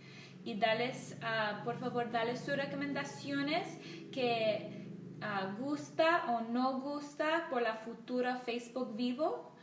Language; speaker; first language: Spanish; non-native, learner; English